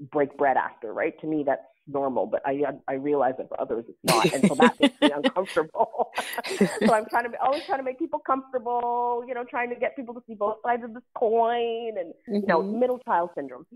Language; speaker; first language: English; native; English